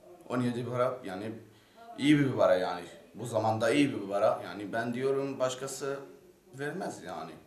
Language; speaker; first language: Turkish; non-native, learner; Arabic